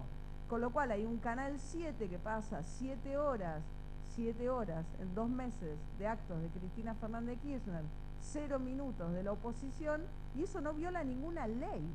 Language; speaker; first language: Spanish; native; Spanish